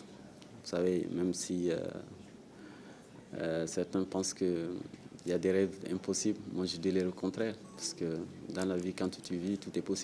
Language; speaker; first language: French; non-native, local second language; Wolof